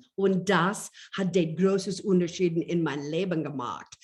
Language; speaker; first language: German; non-native, learner; English